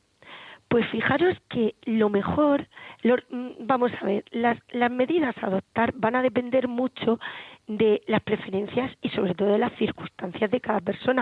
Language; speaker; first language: Spanish; native; Spanish